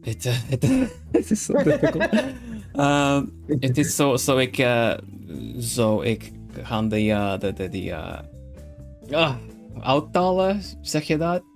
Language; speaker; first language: Dutch; non-native, learner; Swedish